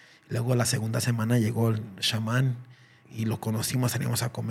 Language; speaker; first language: Spanish; early bilingual, heritage; Spanish